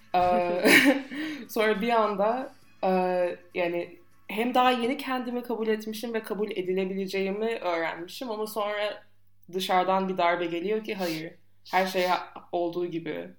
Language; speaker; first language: Turkish; non-native, fluent; English